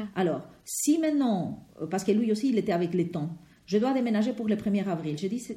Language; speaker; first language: French; non-native, fluent; Spanish